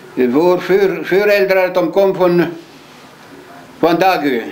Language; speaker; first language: Swedish; early bilingual, heritage; Swedish